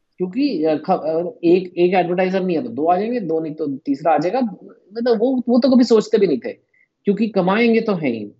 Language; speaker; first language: Hindi; native; Hindi